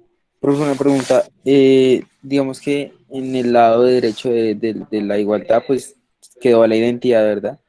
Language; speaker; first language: Spanish; native; Spanish